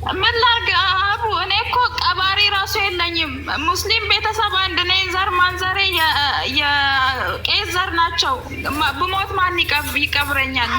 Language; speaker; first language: Amharic; native; Amharic